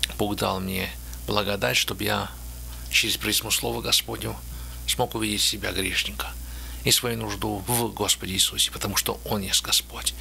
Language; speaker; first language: Russian; native; Russian